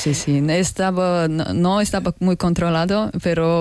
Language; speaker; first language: Spanish; non-native, learner; Russian